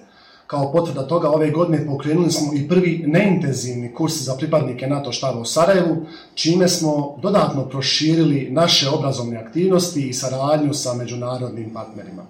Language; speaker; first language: Serbian; native; Serbian